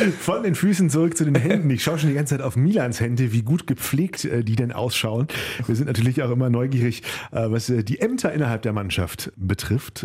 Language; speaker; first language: German; native; German